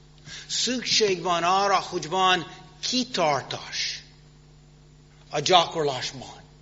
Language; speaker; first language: Hungarian; non-native, fluent; English